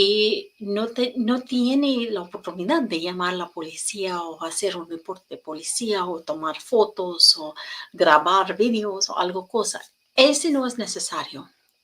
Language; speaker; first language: Spanish; non-native, learner; English